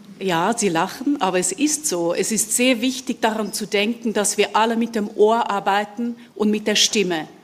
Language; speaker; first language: German; early bilingual, other home language; Hungarian